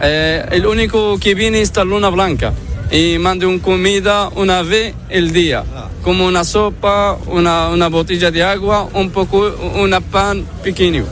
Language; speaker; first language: Spanish; non-native, learner; Arabic